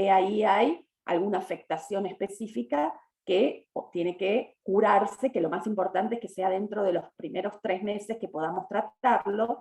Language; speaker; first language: Spanish; native; Spanish